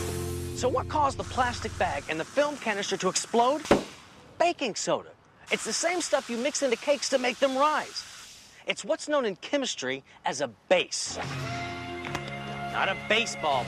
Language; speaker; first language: English; native; English